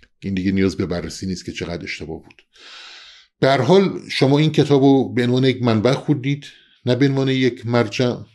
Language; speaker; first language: Persian; non-native, local second language; Central Kurdish